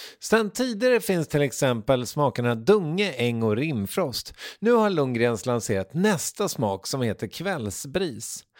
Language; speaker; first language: Swedish; native; Swedish